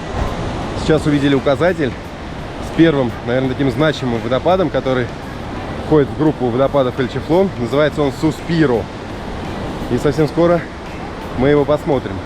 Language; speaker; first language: Russian; native; Russian